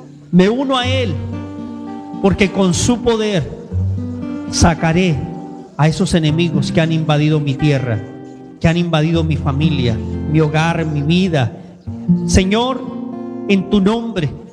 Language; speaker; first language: Spanish; native; Spanish